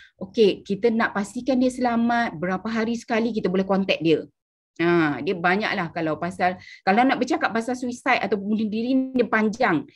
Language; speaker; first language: Malay; native; Malay